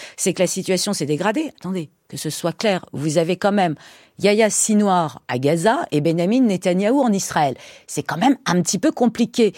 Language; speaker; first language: French; early bilingual, other home language; Persian